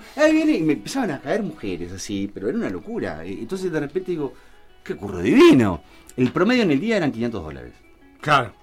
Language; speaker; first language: Spanish; native; Spanish